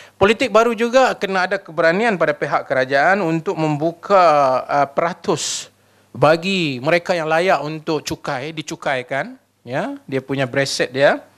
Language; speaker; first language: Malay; native; Malay